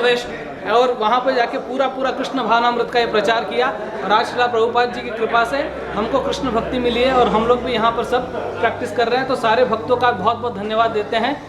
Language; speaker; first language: Hindi; native; Hindi